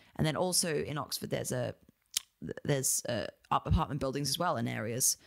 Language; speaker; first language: English; native; English